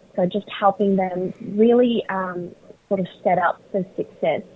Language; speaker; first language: English; early bilingual, other home language; Vietnamese